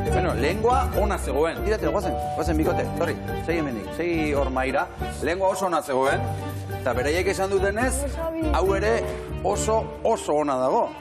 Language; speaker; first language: Basque; native; Basque